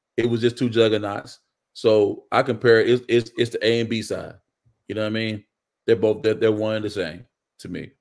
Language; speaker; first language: English; native; English